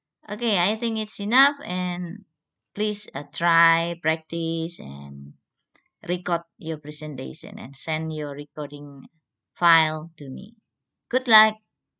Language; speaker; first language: English; non-native, fluent; Indonesian